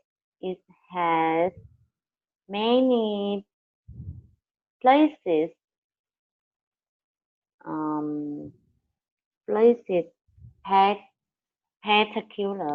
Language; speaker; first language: English; non-native, learner; Vietnamese